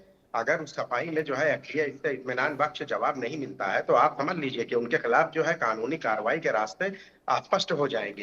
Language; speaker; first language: Hindi; native; Hindi